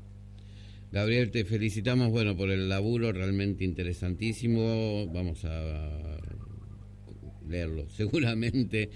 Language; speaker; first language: Spanish; native; Spanish